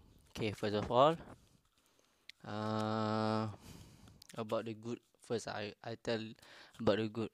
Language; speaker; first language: English; non-native, learner; Malay